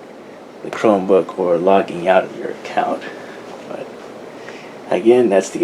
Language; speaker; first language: English; native; English